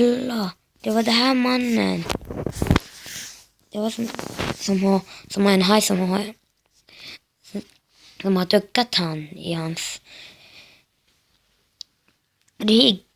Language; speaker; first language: Swedish; non-native, learner; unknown